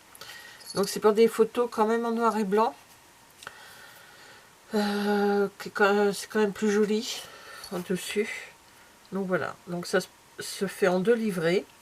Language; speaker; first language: French; native; French